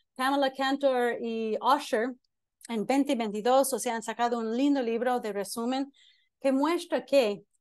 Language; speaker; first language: Spanish; non-native, fluent; English